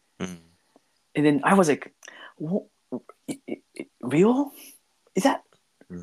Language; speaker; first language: English; non-native, learner; Japanese